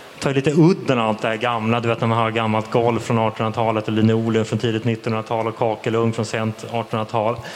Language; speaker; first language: Swedish; native; Swedish